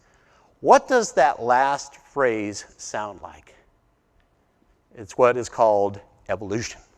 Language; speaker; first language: English; native; English